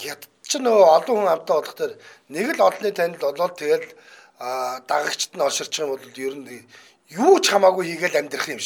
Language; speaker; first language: Mongolian; native; Mongolian